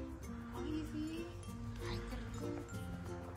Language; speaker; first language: Spanish; native; Spanish